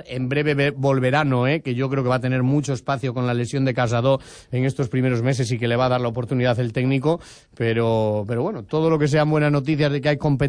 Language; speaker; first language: Spanish; native; Spanish